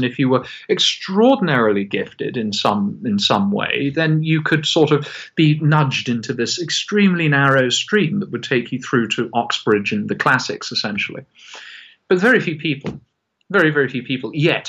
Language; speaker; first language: English; native; English